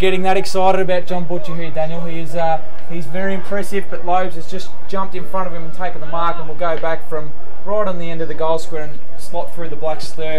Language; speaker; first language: English; native; English